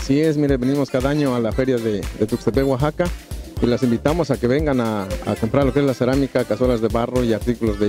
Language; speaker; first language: Spanish; native; Spanish